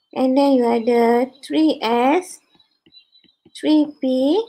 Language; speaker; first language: English; non-native, local second language; Malay